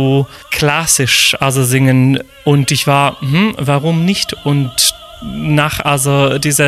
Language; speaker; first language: German; non-native, fluent; Polish